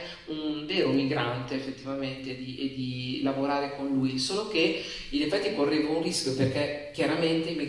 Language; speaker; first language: Italian; native; Italian